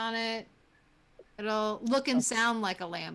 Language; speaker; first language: English; native; English